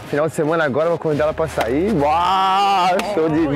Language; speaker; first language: Portuguese; native; Portuguese